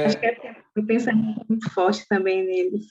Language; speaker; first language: Portuguese; native; Portuguese